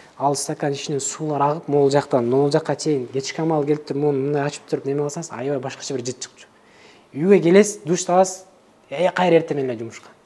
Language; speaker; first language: Kyrgyz; native; Kyrgyz